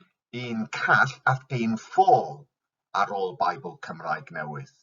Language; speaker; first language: Welsh; non-native, fluent; English